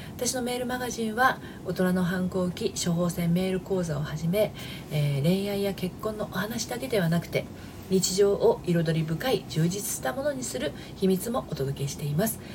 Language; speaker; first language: Japanese; native; Japanese